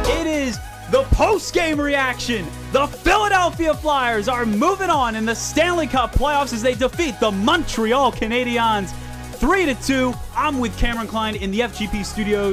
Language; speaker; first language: English; native; English